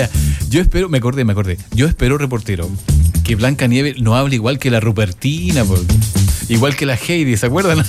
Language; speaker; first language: Spanish; native; Spanish